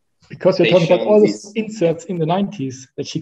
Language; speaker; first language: English; non-native, fluent; German